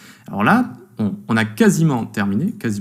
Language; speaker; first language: French; native; French